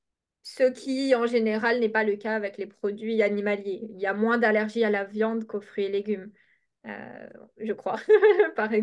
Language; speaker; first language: French; native; French